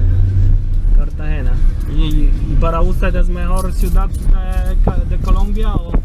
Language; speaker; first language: Spanish; non-native, learner; Polish